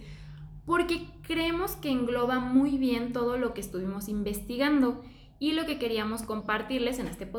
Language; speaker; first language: Spanish; native; Spanish